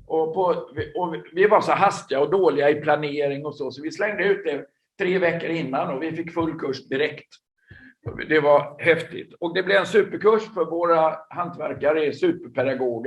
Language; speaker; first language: Swedish; native; Swedish